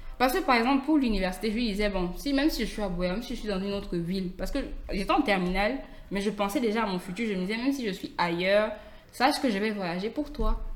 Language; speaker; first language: French; native; French